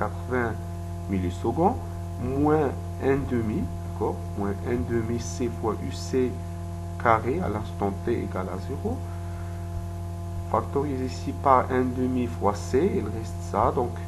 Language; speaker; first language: French; non-native, local second language; Arabic